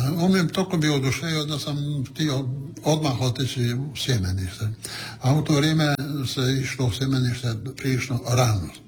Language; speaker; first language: Croatian; non-native, local second language; Italian